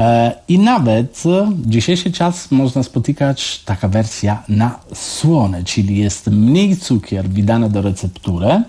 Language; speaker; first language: Polish; non-native, learner; Italian